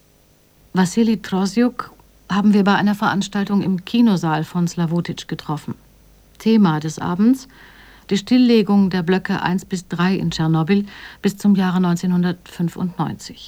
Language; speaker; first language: German; native; German